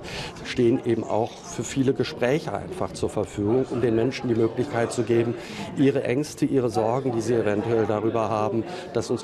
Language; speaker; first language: German; native; German